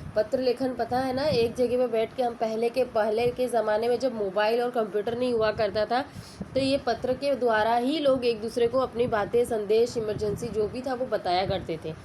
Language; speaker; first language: Hindi; non-native, local second language; Marathi